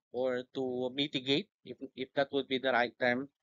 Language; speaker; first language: English; non-native, local second language; Filipino